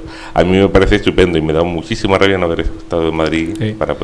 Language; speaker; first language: Spanish; native; Spanish